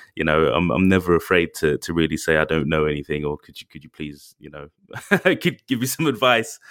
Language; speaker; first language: English; native; English